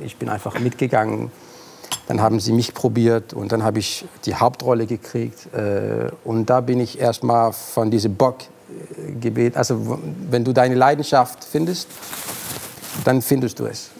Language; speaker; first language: German; non-native, fluent; Arabic